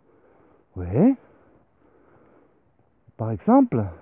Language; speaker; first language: French; non-native, learner; Swiss German